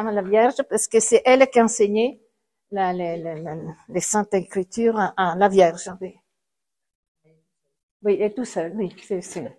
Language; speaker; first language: French; non-native, fluent; Italian